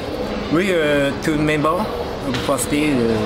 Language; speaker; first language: French; non-native, learner; Japanese